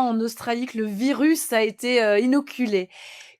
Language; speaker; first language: French; native; French